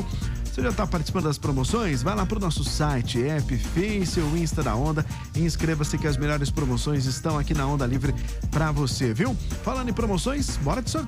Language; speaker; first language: Portuguese; native; Portuguese